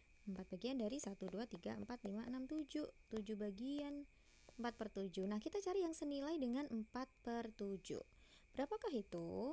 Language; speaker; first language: Indonesian; native; Indonesian